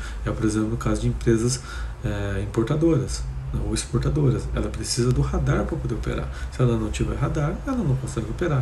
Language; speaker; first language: Portuguese; native; Portuguese